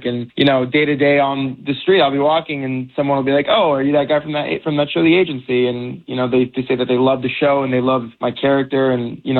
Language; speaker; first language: English; non-native, local second language; Persian